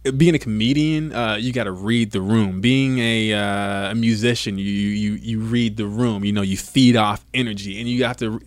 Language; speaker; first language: English; native; English